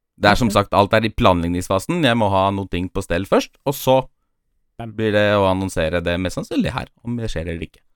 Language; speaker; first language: Norwegian; early bilingual, other home language; Polish